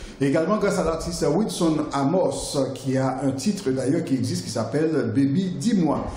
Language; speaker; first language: French; non-native, local second language; Haitian Creole